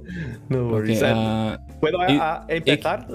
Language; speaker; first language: Spanish; non-native, learner; Portuguese